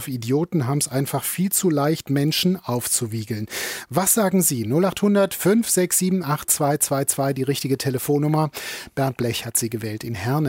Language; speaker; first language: German; native; German